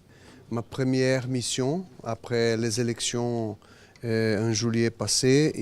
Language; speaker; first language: French; non-native, learner; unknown